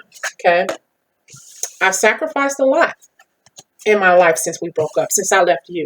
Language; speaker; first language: English; native; English